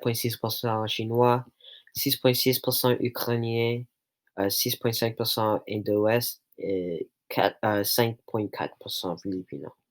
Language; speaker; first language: French; non-native, local second language; English